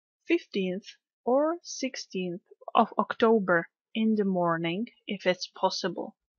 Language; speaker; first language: English; non-native, fluent; Czech